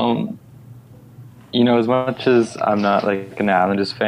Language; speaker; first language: English; native; English